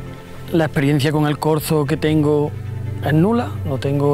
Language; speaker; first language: Spanish; native; Spanish